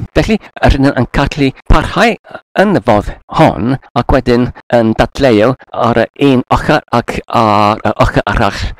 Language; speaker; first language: Welsh; non-native, learner; English